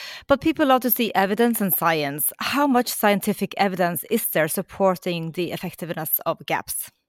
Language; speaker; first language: English; non-native, fluent; Norwegian